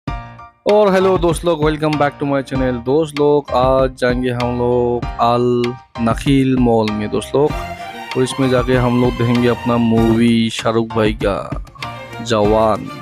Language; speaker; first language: Hindi; non-native, local second language; Assamese